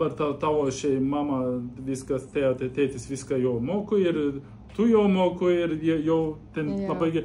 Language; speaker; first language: Lithuanian; non-native, learner; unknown